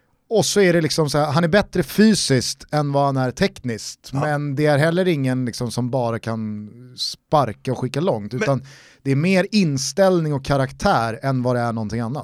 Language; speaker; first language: Swedish; native; Swedish